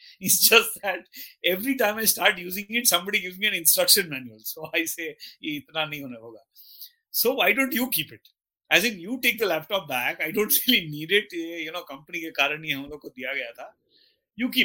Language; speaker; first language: English; non-native, local second language; Bangla